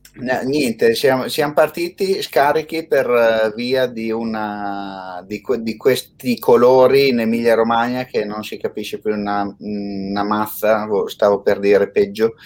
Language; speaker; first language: Italian; native; Italian